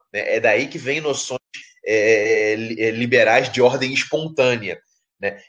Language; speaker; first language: Portuguese; native; Portuguese